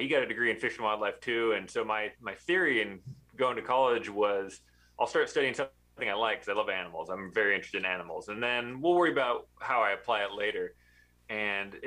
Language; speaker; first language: English; native; English